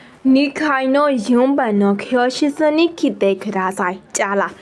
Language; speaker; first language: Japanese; non-native, fluent; Burmese